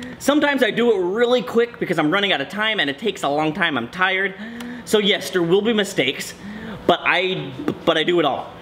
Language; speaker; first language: English; native; English